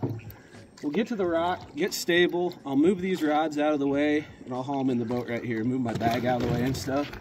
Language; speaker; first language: English; native; English